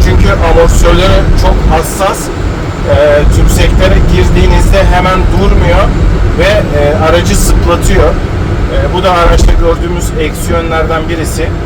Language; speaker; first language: Turkish; native; Turkish